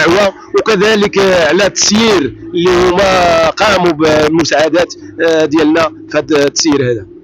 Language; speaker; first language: Arabic; native; Arabic